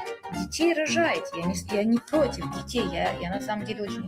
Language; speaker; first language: Russian; native; Russian